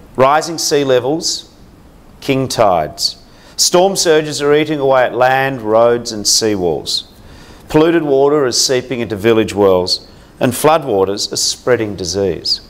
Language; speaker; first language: English; native; English